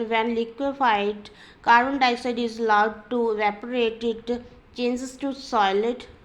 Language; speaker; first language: English; non-native, local second language; Punjabi